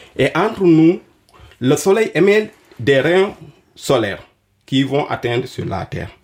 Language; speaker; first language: French; non-native, local second language; Wolof